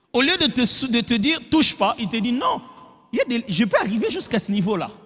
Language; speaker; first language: French; non-native, local second language; Lingala